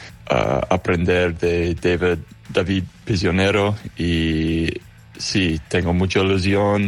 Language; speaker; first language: Spanish; non-native, fluent; English